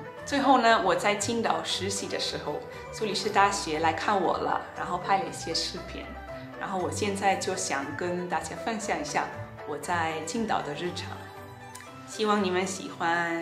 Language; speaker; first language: Chinese; non-native, fluent; German